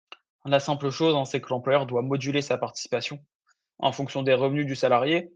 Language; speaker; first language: French; native; French